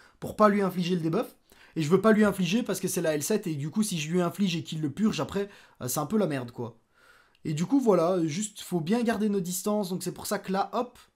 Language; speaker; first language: French; native; French